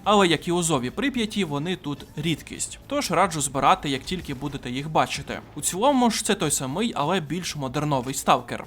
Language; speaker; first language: Ukrainian; native; Ukrainian